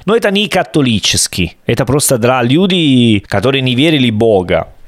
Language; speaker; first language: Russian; non-native, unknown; Italian